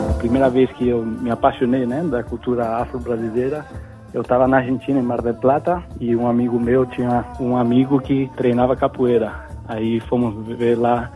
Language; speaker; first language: Portuguese; non-native, fluent; Italian